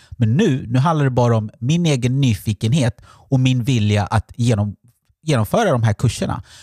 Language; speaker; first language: Swedish; early bilingual, other home language; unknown